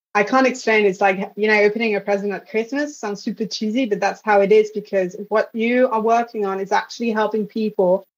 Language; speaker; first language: English; non-native, fluent; French